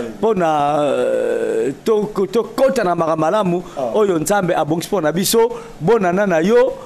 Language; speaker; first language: Lingala; native; Lingala